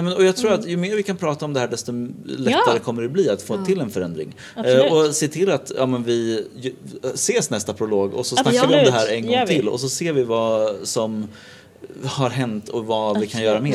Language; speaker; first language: Swedish; native; Swedish